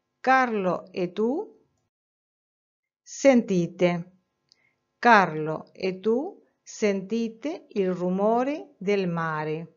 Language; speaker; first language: Italian; non-native, fluent; Spanish